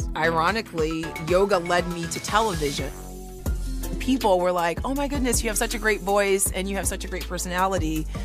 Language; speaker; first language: English; native; English